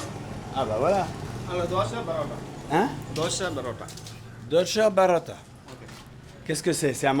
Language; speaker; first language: French; native; French